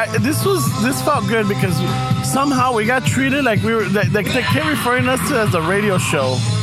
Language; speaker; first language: English; early bilingual, other home language; Spanish